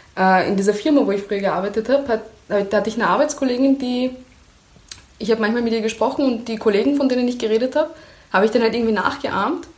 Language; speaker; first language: German; early bilingual, other home language; Persian